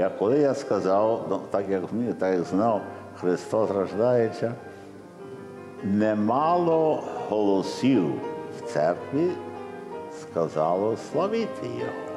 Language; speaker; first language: Ukrainian; early bilingual, heritage; Ukrainian